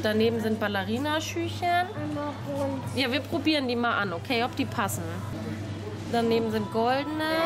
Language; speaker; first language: German; native; German